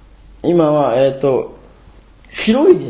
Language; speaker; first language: Japanese; non-native, learner; Burmese